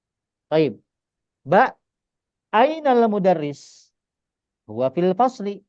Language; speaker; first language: Arabic; non-native, fluent; Indonesian